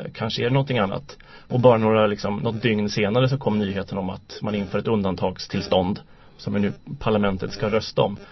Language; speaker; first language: Swedish; native; Swedish